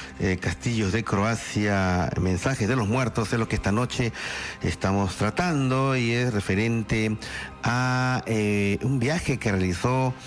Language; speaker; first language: Spanish; native; Spanish